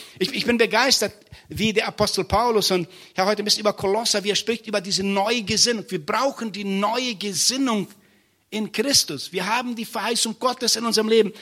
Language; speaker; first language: German; non-native, fluent; Portuguese